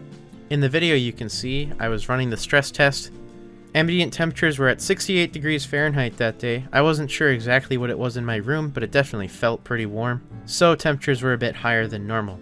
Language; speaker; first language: English; native; English